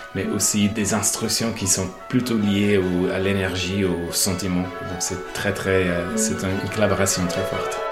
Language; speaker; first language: French; non-native, fluent; English